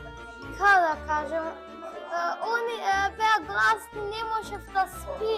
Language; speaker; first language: Macedonian; early bilingual, heritage; Macedonian